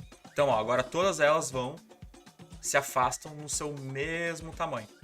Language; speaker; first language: Portuguese; native; Portuguese